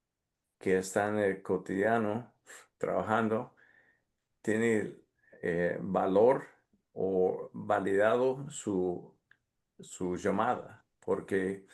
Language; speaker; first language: Spanish; non-native, fluent; English